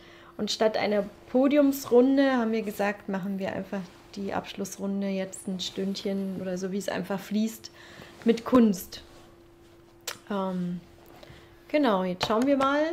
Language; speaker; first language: German; native; German